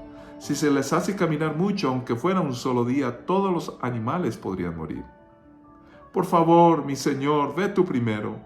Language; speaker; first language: Spanish; native; Spanish